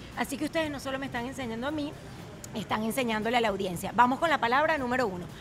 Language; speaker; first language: Spanish; native; Spanish